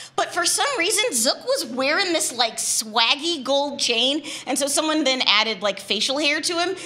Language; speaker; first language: English; native; English